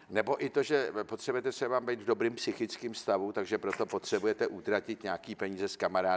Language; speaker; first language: Czech; native; Czech